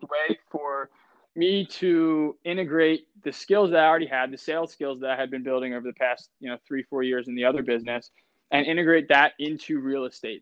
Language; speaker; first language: English; native; English